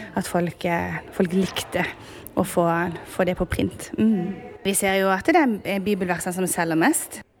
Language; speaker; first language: Norwegian; native; Norwegian